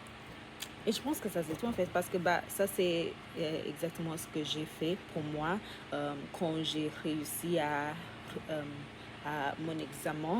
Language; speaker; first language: French; non-native, learner; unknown